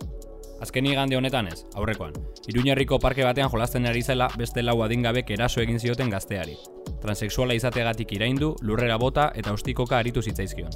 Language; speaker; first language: Basque; native; Basque